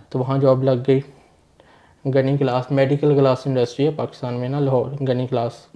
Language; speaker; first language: Urdu; non-native, local second language; Punjabi